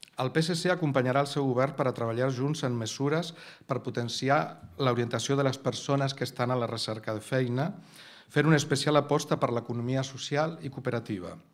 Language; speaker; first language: Catalan; non-native, local second language; Spanish